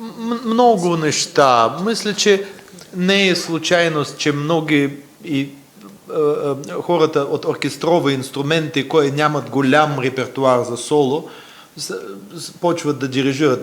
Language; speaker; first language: Bulgarian; non-native, fluent; Russian